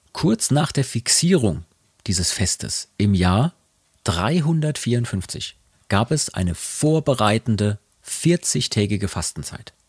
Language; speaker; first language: German; native; German